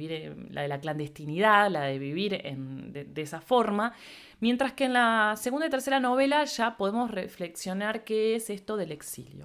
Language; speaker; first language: Spanish; native; Spanish